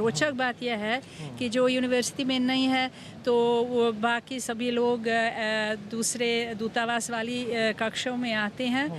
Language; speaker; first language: Hindi; non-native, fluent; Hungarian